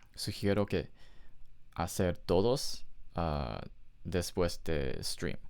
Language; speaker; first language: Spanish; non-native, learner; English